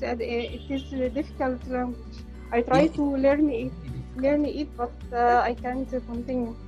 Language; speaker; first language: English; non-native, learner; Arabic